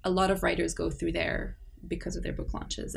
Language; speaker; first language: English; non-native, local second language; Afrikaans